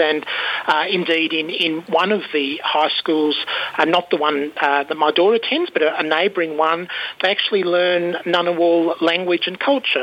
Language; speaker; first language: English; native; English